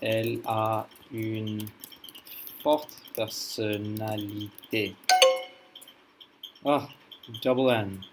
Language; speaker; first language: French; non-native, learner; English